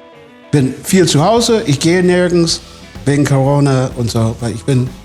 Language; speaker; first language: German; non-native, fluent; English